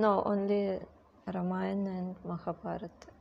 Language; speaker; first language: English; non-native, learner; Russian